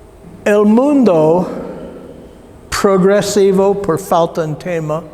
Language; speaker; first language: Spanish; non-native, learner; English